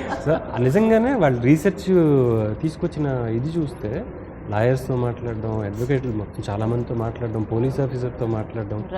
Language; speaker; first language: Telugu; native; Telugu